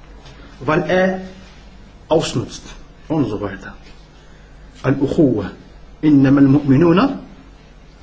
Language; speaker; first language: German; non-native, learner; Arabic